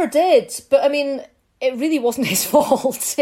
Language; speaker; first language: English; native; English